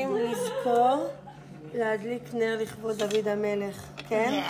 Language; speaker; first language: Hebrew; native; Hebrew